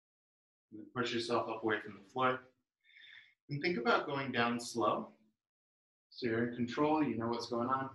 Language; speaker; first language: English; native; English